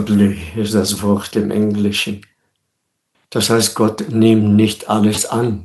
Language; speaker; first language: German; non-native, fluent; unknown